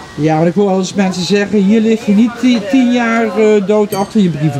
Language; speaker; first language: Dutch; native; Dutch